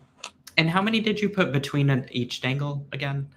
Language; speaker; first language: English; native; English